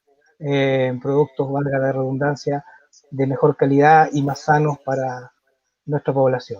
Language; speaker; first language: Spanish; native; Spanish